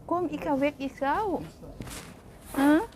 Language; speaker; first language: Dutch; non-native, learner; Thai